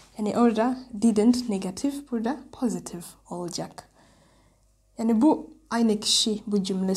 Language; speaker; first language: Turkish; non-native, learner; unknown